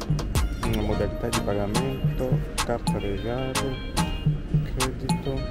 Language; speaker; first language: Italian; non-native, learner; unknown